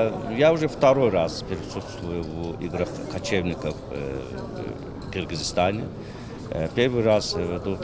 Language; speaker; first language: Russian; non-native, fluent; Azerbaijani